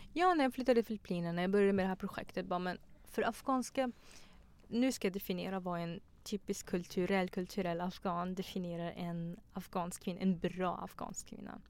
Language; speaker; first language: Swedish; early bilingual, other home language; Persian